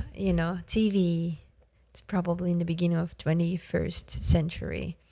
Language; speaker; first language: English; non-native, fluent; Yakut